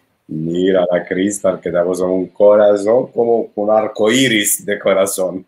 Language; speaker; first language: Spanish; non-native, fluent; Italian